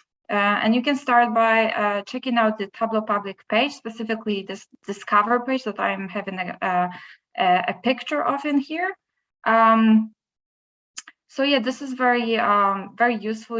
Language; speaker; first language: English; non-native, fluent; Polish